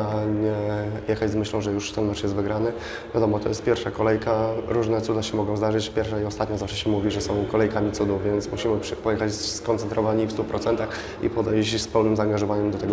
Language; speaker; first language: Polish; native; Polish